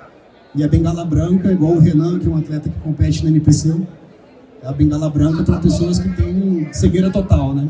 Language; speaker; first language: Portuguese; native; Portuguese